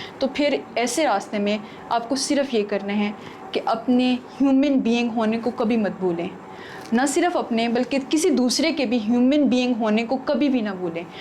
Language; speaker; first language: Urdu; non-native, local second language; Punjabi